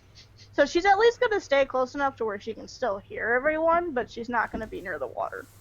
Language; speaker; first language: English; native; English